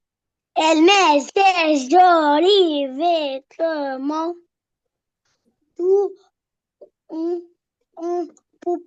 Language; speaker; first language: French; non-native, learner; Arabic